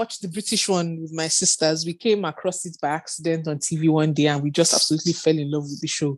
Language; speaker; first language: English; non-native, local second language; Yoruba